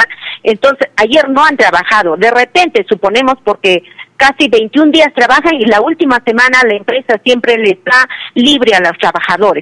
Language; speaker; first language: Spanish; native; Spanish